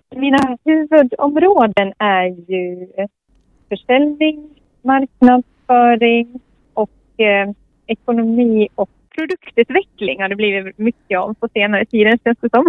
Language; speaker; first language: Swedish; native; Swedish